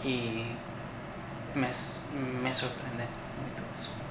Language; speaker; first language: Portuguese; non-native, learner; Spanish